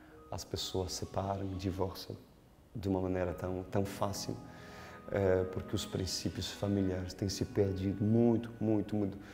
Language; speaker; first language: Portuguese; non-native, fluent; French